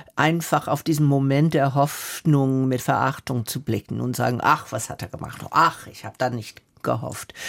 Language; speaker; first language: German; non-native, fluent; English